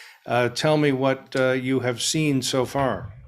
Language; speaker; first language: English; native; English